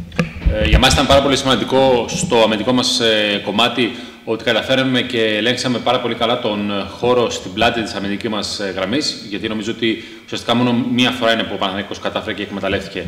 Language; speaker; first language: Greek; native; Greek